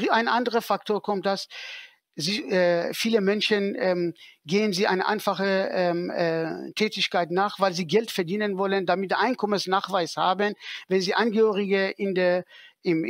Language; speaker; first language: German; non-native, fluent; Persian